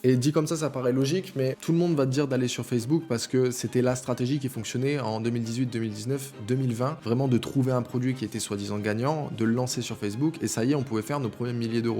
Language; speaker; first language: French; native; French